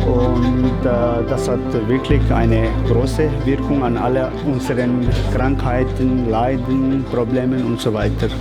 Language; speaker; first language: German; non-native, fluent; Tibetan